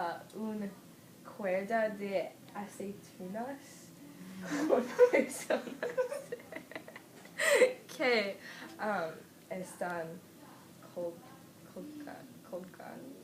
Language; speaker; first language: Spanish; non-native, learner; English